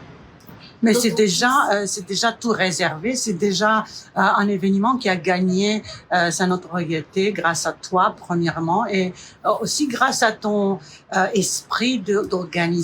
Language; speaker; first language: French; non-native, fluent; Romanian